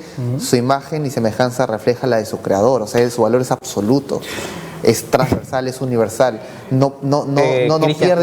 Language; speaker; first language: Spanish; native; Spanish